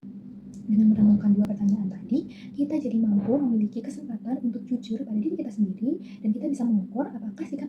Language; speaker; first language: Indonesian; native; Indonesian